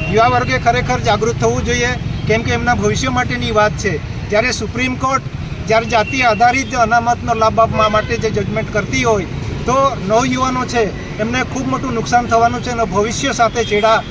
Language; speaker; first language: Gujarati; non-native, local second language; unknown